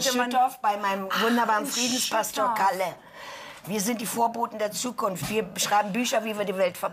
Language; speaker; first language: German; native; German